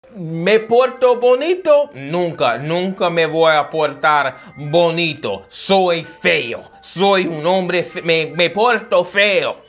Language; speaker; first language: Spanish; non-native, fluent; English